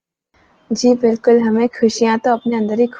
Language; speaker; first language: Hindi; native; Hindi